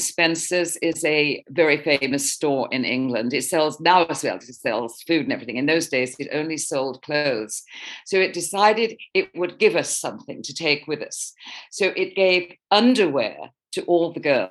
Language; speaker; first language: English; native; English